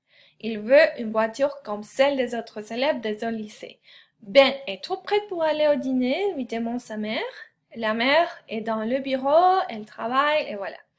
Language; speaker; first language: French; non-native, fluent; Spanish